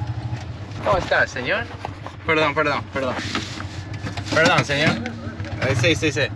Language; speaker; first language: Spanish; non-native, learner; English